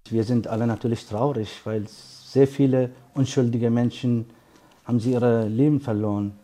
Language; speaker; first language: German; non-native, fluent; Arabic